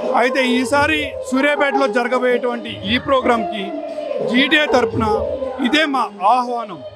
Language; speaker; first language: Telugu; native; Telugu